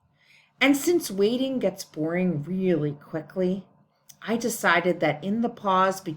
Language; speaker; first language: English; native; English